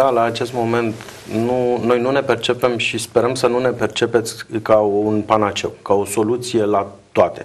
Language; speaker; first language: Romanian; native; Romanian